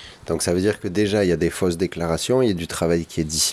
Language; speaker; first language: French; native; French